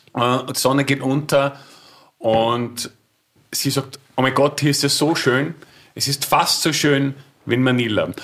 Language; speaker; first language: German; native; German